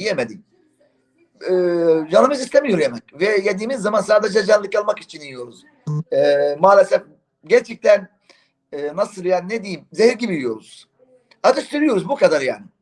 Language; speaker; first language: Turkish; non-native, fluent; Arabic